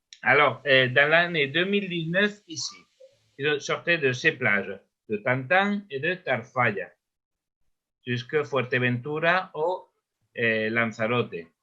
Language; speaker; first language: French; non-native, learner; Spanish